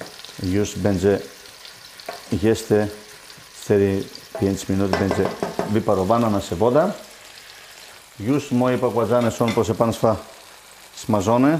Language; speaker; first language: Polish; non-native, fluent; Greek